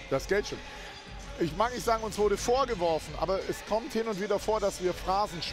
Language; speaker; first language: German; native; German